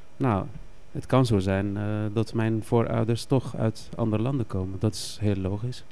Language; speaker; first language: Dutch; non-native, fluent; Arabic